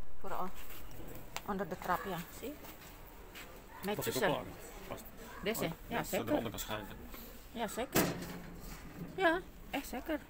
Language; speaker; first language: Dutch; non-native, learner; Indonesian